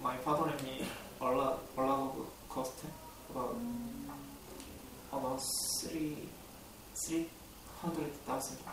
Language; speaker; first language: English; non-native, learner; Korean